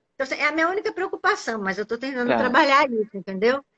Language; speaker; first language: Portuguese; native; Portuguese